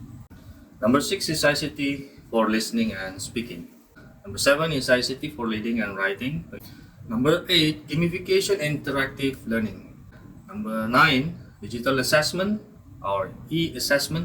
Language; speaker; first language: English; non-native, fluent; Indonesian